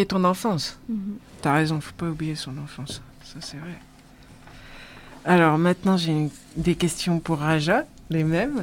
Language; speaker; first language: French; native; French